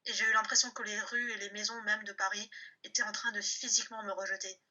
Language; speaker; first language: French; early bilingual, other home language; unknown